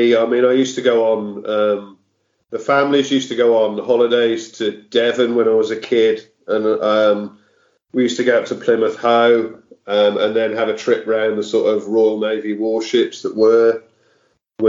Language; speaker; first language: English; native; English